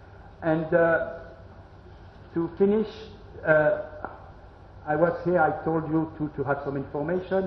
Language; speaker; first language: English; non-native, learner; French